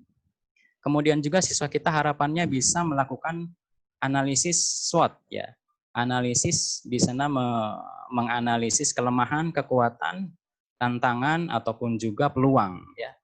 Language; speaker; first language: Indonesian; native; Indonesian